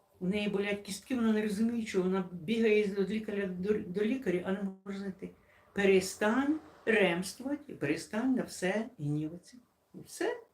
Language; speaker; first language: Ukrainian; non-native, local second language; Russian